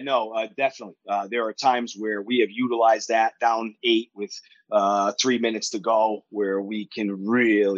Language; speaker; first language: English; native; English